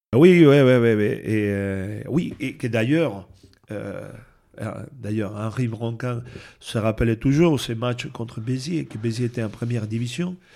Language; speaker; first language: French; non-native, fluent; Spanish